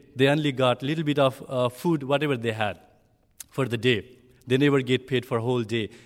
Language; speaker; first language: English; non-native, learner; Nepali